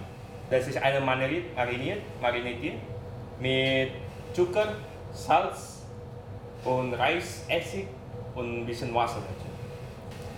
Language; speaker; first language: German; non-native, learner; Indonesian